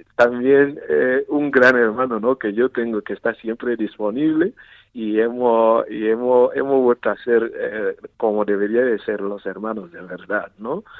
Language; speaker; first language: Spanish; non-native, fluent; Igbo